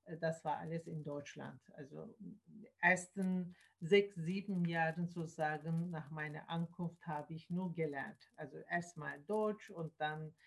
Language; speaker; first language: German; non-native, learner; Turkish